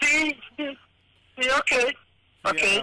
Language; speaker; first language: Spanish; non-native, learner; Portuguese